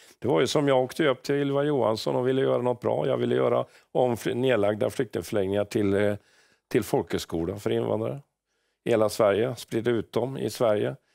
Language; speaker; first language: Swedish; native; Swedish